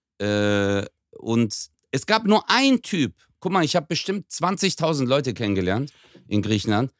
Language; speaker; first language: German; early bilingual, other home language; Turkish